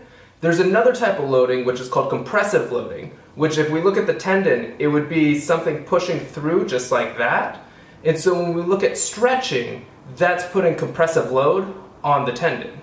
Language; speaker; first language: English; native; English